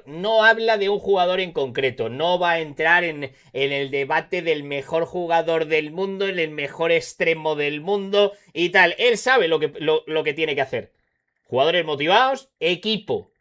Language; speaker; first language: Spanish; native; Spanish